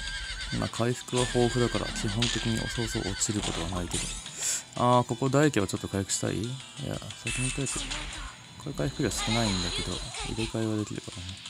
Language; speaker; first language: Japanese; native; Japanese